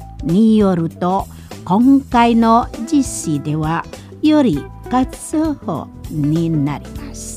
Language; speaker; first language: Japanese; non-native, learner; Indonesian